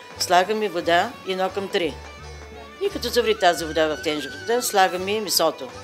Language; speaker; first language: Bulgarian; native; Bulgarian